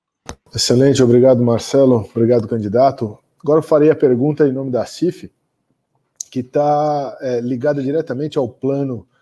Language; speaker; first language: Portuguese; native; Portuguese